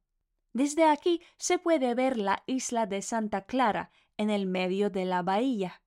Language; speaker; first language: Spanish; non-native, fluent; Polish